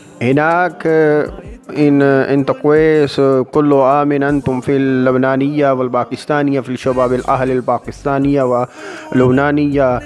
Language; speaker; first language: Arabic; non-native, learner; Urdu